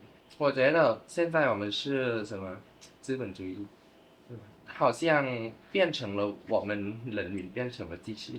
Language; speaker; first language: Chinese; non-native, fluent; Thai